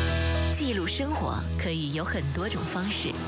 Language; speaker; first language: Chinese; native; Chinese